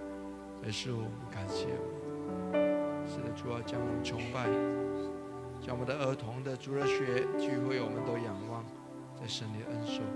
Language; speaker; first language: Chinese; native; Chinese